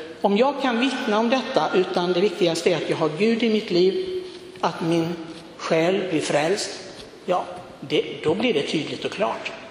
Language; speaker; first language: Swedish; non-native, fluent; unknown